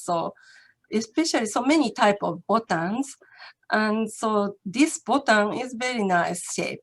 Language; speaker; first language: English; non-native, learner; Japanese